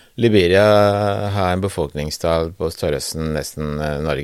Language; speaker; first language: Norwegian; non-native, fluent; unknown